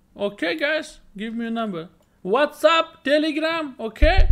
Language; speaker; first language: English; non-native, learner; Russian